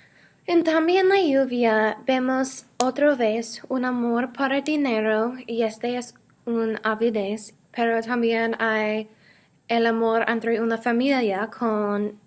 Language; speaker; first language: Spanish; non-native, learner; English